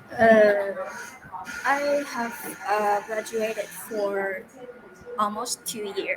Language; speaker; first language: English; non-native, fluent; Vietnamese